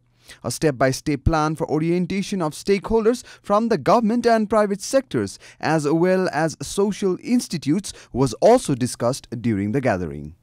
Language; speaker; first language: English; non-native, local second language; Nepali